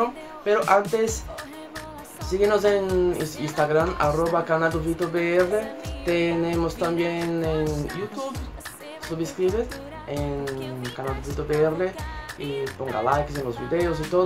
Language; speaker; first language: Spanish; non-native, fluent; Portuguese